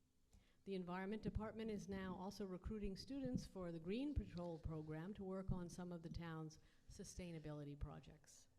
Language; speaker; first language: English; native; English